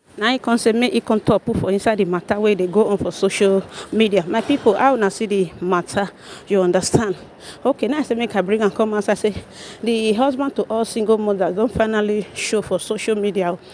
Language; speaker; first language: Nigerian Pidgin; native; Nigerian Pidgin